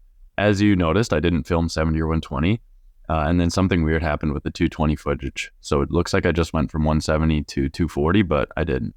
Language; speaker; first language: English; native; English